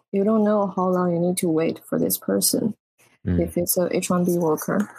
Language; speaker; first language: English; non-native, fluent; Chinese